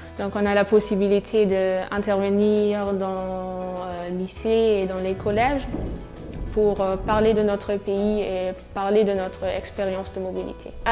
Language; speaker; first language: French; non-native, fluent; German